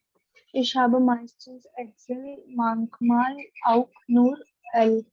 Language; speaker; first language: German; non-native, learner; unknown